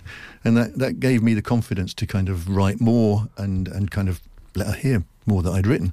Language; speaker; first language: English; native; English